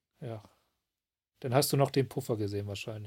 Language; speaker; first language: German; native; German